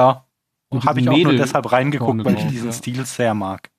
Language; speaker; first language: German; native; German